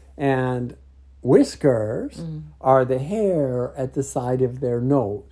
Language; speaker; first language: English; native; English